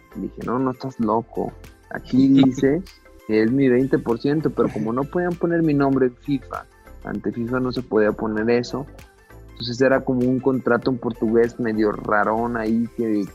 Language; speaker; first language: Spanish; native; Spanish